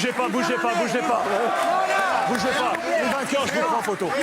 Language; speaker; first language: French; native; French